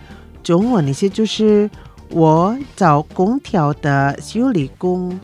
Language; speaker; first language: Chinese; non-native, local second language; Indonesian